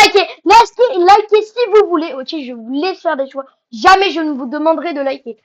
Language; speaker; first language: French; native; French